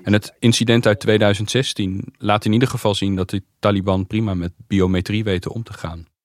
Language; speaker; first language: Dutch; native; Dutch